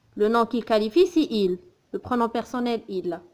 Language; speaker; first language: French; non-native, local second language; Arabic